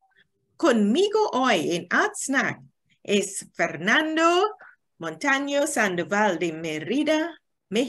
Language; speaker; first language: Spanish; non-native, learner; English